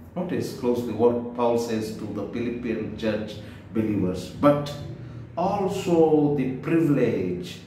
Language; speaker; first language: English; non-native, local second language; Kannada